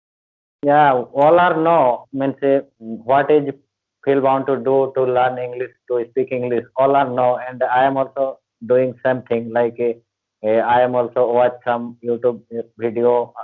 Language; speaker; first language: English; non-native, learner; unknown